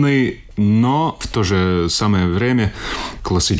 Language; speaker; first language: Russian; non-native, local second language; Latvian